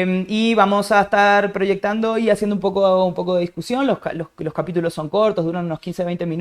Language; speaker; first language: Spanish; native; Spanish